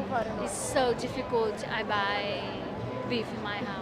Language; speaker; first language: English; non-native, learner; Portuguese